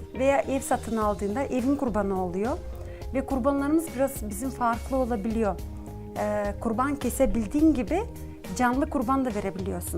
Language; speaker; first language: Turkish; non-native, fluent; Gagauz